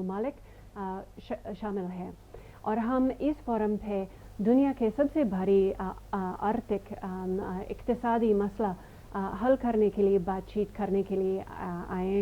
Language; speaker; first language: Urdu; non-native, fluent; English